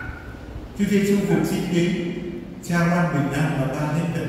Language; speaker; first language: Vietnamese; native; Vietnamese